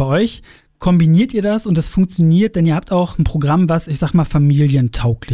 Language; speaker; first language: German; native; German